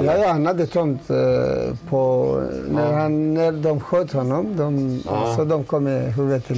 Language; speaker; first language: Swedish; non-native, learner; Turoyo